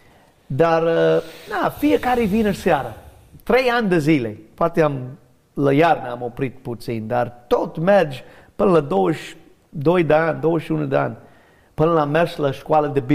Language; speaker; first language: Romanian; non-native, learner; English